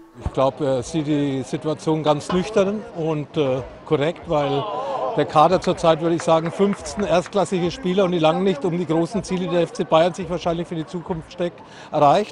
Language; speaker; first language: German; native; German